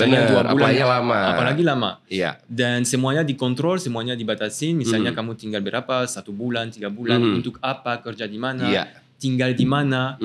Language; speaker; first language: Indonesian; non-native, fluent; French